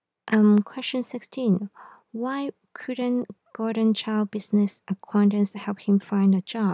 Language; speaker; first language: English; non-native, local second language; Cantonese